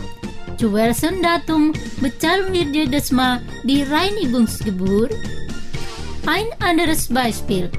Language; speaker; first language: German; non-native, fluent; Indonesian